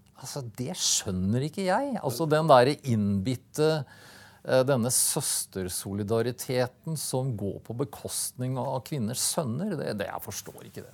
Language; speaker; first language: Norwegian; native; Norwegian